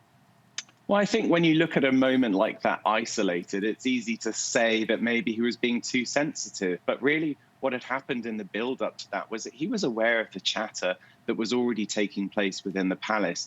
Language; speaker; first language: English; native; English